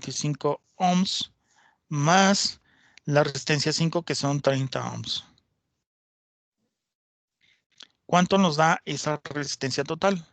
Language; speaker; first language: Spanish; native; Spanish